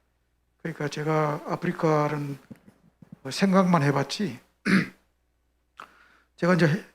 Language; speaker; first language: Korean; native; Korean